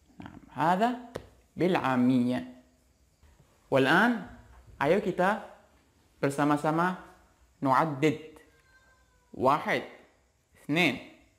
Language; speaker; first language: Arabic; non-native, learner; Indonesian